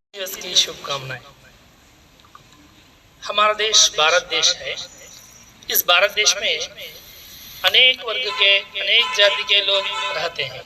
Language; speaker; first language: Hindi; non-native, fluent; Telugu